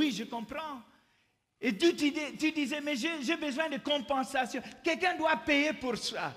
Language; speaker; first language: French; non-native, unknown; English